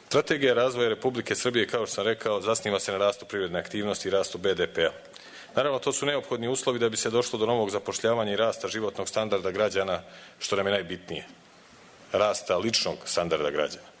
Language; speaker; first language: Serbian; native; Serbian